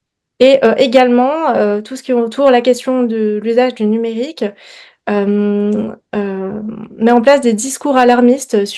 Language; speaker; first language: French; native; French